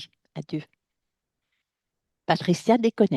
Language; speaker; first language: French; native; French